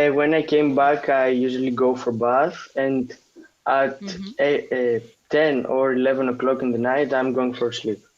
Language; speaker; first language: English; non-native, fluent; Greek